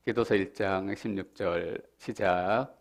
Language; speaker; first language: Korean; native; Korean